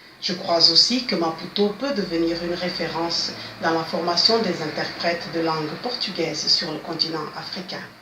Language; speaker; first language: French; non-native, fluent; Portuguese